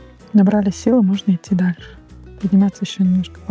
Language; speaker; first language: Russian; native; Russian